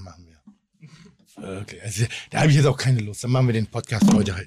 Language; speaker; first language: German; native; German